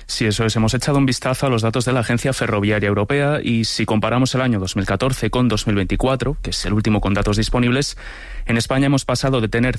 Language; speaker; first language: Spanish; native; Spanish